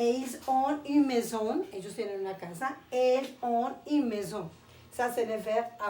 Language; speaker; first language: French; non-native, fluent; Spanish